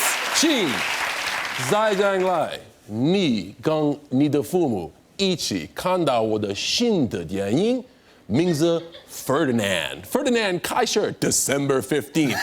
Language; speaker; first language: Chinese; non-native, learner; English